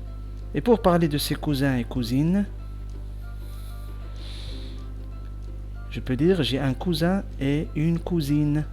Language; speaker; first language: French; non-native, local second language; Arabic